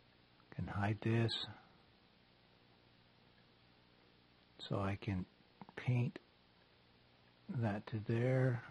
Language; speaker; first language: English; native; English